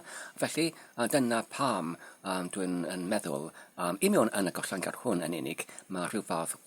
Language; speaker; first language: Welsh; non-native, learner; Polish